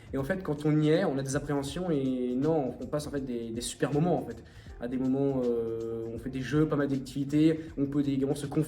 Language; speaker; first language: French; native; French